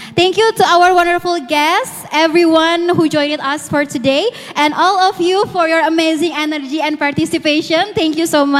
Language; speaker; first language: English; non-native, fluent; Indonesian